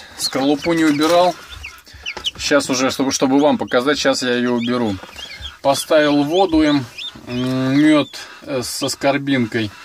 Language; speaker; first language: Russian; native; Russian